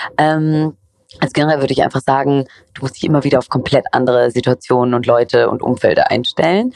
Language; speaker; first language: German; early bilingual, other home language; Greek